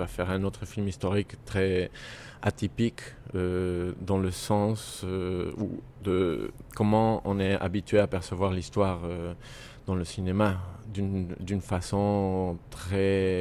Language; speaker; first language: French; non-native, fluent; Spanish